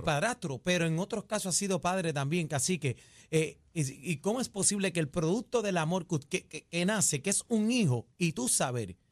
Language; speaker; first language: Spanish; native; Spanish